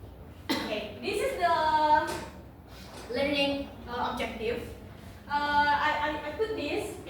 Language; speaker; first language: English; non-native, learner; Indonesian